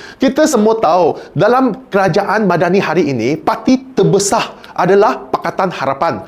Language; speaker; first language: Malay; non-native, local second language; Chinese